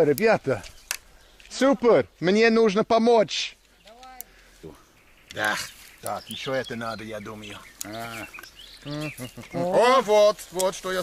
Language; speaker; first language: Russian; non-native, learner; English